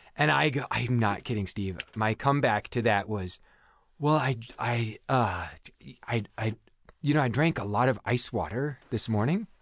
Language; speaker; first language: English; native; English